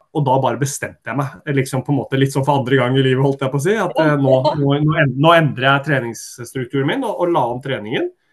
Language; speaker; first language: Norwegian; early bilingual, other home language; Swedish